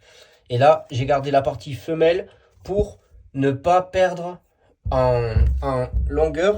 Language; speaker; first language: French; native; French